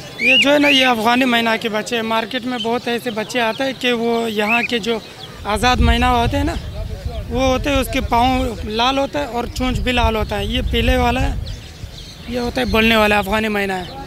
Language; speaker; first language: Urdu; non-native, local second language; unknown